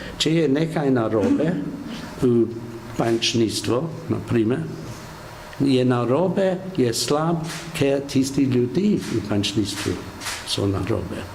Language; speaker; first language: Slovenian; non-native, fluent; English